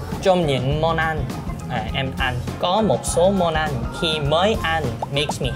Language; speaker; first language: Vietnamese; non-native, fluent; Korean